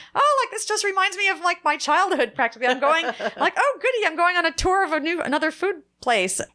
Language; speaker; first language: English; native; English